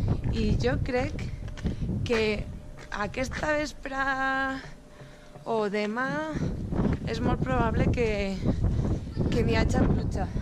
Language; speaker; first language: Catalan; non-native, local second language; Spanish